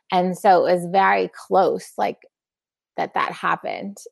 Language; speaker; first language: English; native; English